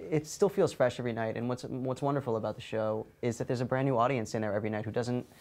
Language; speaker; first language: English; native; English